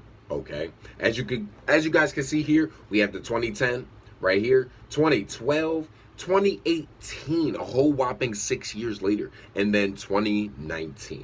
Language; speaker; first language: English; native; English